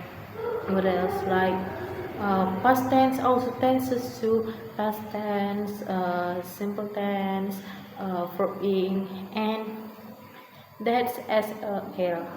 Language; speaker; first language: English; non-native, learner; Indonesian